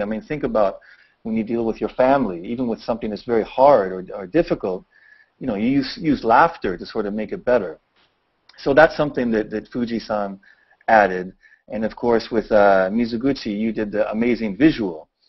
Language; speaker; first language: English; native; English